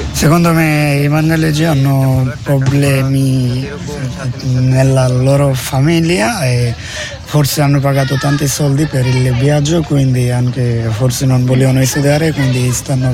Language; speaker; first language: Italian; non-native, learner; Bangla